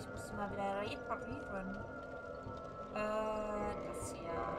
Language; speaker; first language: German; native; German